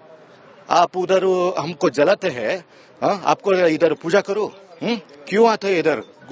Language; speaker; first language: Hindi; non-native, local second language; Kannada